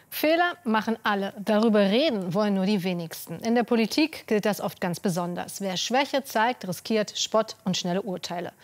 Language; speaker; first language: German; native; German